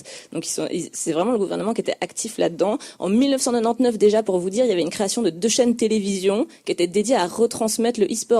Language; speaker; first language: French; native; French